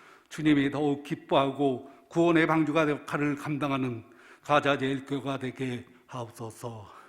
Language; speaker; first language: Korean; native; Korean